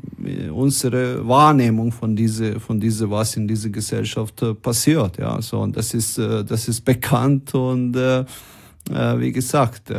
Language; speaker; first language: German; non-native, fluent; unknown